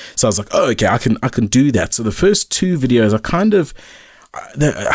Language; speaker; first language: English; native; English